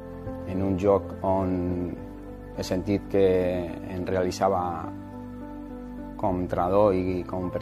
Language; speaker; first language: Catalan; non-native, local second language; Spanish